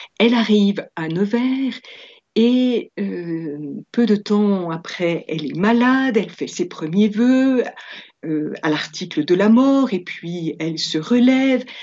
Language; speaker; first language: French; native; French